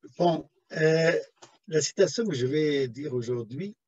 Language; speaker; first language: French; non-native, local second language; Arabic